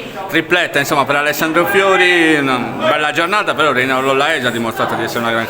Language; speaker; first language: Italian; native; Italian